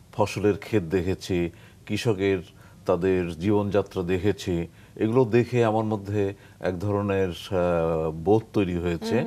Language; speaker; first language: Bangla; native; Bangla